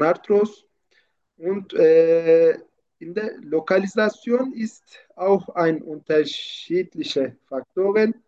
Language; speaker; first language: German; non-native, learner; Turkish